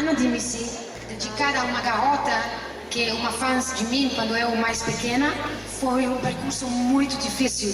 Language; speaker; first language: Portuguese; non-native, learner; Italian